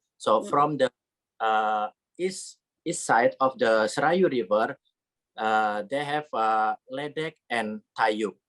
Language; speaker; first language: English; non-native, learner; Indonesian